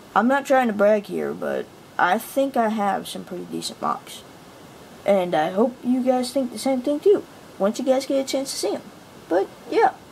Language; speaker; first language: English; native; English